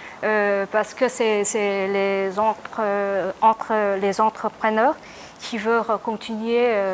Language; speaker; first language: French; non-native, learner; Vietnamese